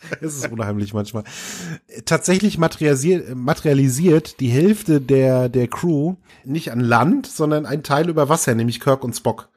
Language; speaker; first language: German; native; German